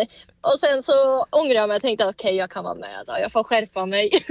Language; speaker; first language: Swedish; native; Swedish